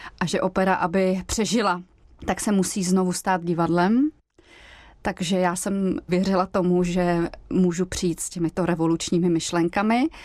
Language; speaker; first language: Czech; native; Czech